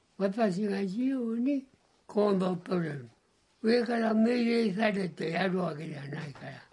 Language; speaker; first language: Japanese; native; Japanese